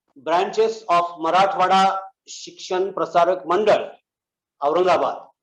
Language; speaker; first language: English; non-native, local second language; Marathi